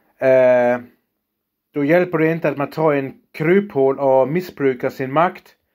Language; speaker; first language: Swedish; native; Swedish